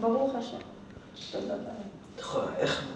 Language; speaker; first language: Hebrew; non-native, fluent; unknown